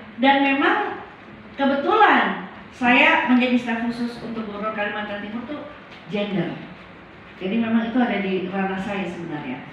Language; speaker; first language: Indonesian; native; Indonesian